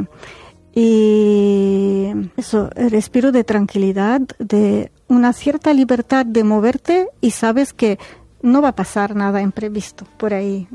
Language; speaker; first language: Spanish; non-native, fluent; Arabic